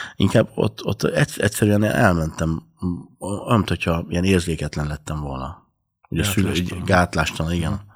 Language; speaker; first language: Hungarian; native; Hungarian